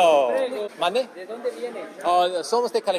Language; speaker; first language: Spanish; non-native, learner; English